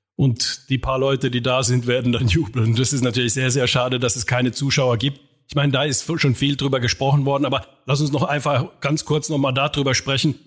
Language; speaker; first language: German; non-native, fluent; Finnish